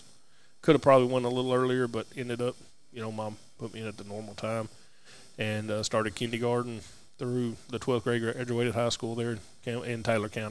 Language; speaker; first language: English; native; English